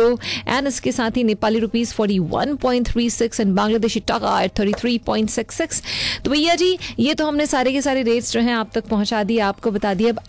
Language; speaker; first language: Hindi; native; Hindi